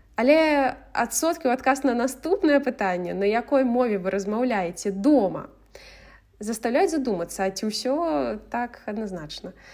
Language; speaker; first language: Belarusian; non-native, local second language; Russian